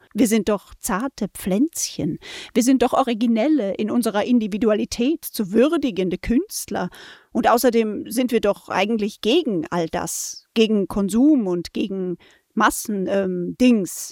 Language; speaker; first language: German; native; German